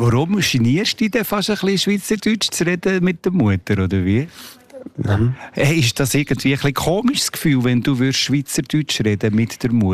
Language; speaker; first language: German; native; German